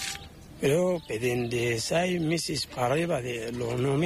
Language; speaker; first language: Spanish; non-native, learner; Arabic